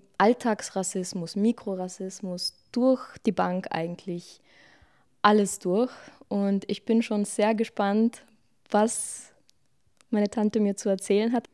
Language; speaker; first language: German; early bilingual, other home language; Bosnian